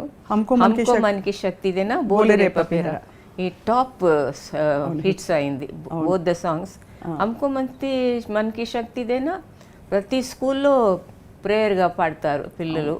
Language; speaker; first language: Telugu; non-native, local second language; Tamil